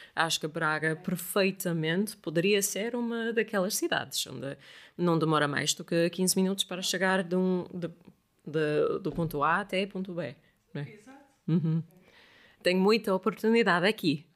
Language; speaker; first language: Portuguese; non-native, fluent; English